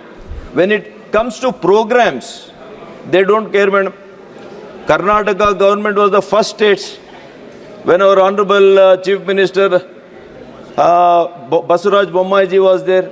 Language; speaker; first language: English; non-native, local second language; Kannada